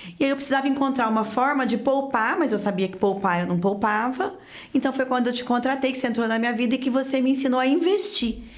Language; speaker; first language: Portuguese; native; Portuguese